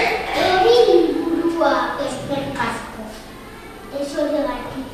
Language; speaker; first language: Basque; non-native, local second language; Spanish